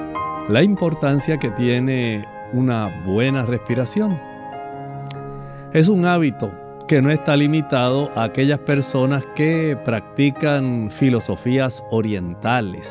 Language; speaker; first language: Spanish; native; Spanish